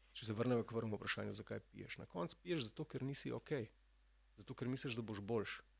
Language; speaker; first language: Slovenian; native; Slovenian